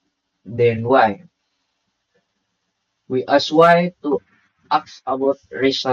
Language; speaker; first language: English; non-native, learner; Indonesian